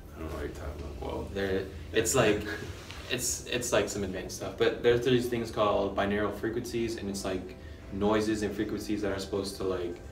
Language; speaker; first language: English; native; English